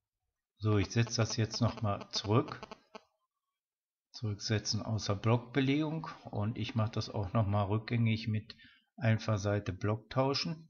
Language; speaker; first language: German; native; German